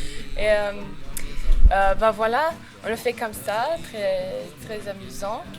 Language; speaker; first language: French; non-native, fluent; Serbian